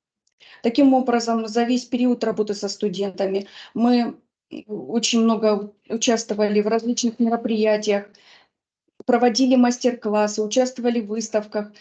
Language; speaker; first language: Russian; native; Russian